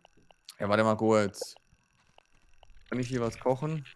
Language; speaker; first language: German; native; German